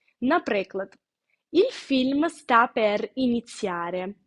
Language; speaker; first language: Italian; non-native, fluent; Ukrainian